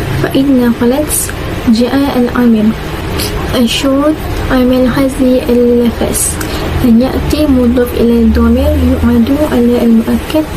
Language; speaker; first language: Arabic; non-native, learner; Malay